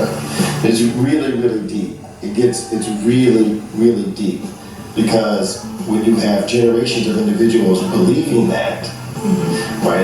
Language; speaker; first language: English; native; English